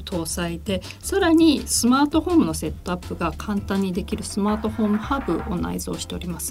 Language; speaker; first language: Japanese; native; Japanese